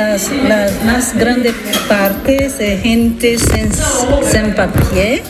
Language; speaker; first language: Spanish; non-native, learner; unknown